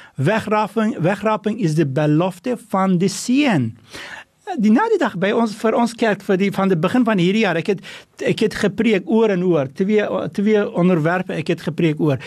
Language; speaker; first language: Afrikaans; non-native, fluent; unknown